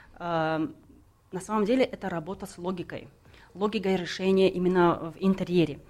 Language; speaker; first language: Russian; non-native, local second language; Tajik